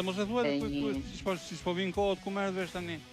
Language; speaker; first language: Albanian; native; Albanian